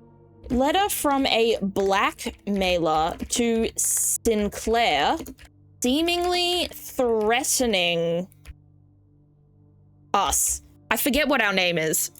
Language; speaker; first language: English; native; English